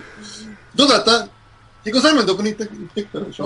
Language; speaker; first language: Japanese; non-native, fluent; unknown